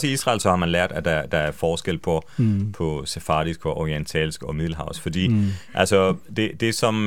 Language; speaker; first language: Danish; non-native, fluent; Hebrew